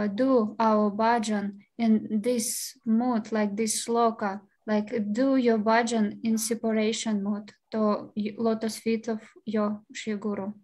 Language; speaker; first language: English; non-native, fluent; Russian